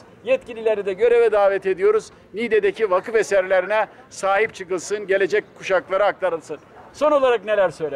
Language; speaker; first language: Turkish; native; Turkish